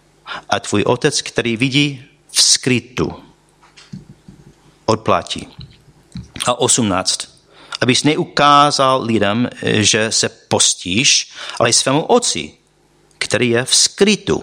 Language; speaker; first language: Czech; non-native, fluent; English